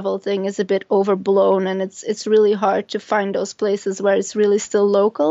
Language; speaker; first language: English; non-native, fluent; Dutch